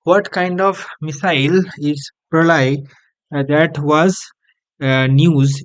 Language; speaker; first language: English; non-native, local second language; Bangla